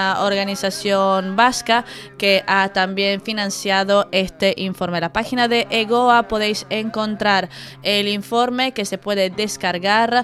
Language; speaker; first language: Spanish; native; Spanish